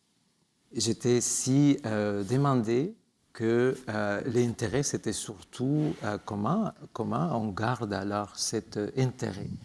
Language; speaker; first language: French; non-native, fluent; Spanish